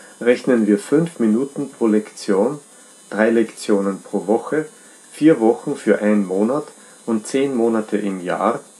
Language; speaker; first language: German; non-native, fluent; Czech